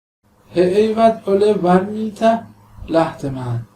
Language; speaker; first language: Finnish; non-native, learner; Persian